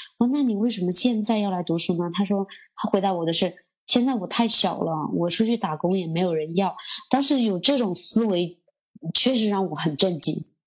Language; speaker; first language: Chinese; native; Chinese